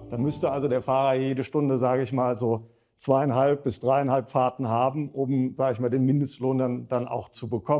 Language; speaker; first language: German; native; German